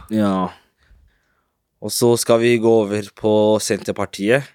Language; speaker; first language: Norwegian; native; Norwegian